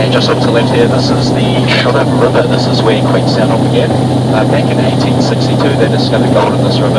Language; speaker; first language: English; native; English